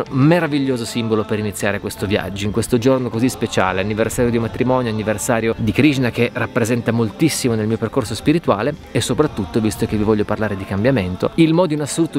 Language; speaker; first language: Italian; native; Italian